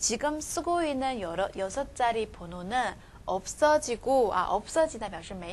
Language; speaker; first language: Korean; non-native, fluent; Chinese